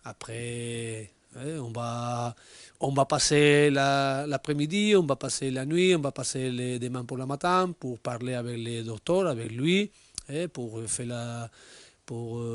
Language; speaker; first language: French; non-native, learner; Spanish